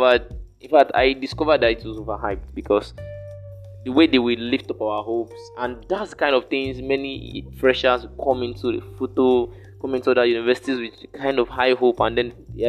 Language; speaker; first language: English; non-native, local second language; Yoruba